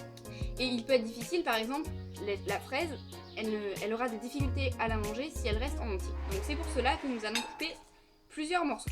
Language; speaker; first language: French; native; French